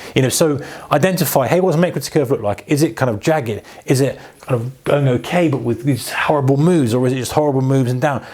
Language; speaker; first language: English; native; English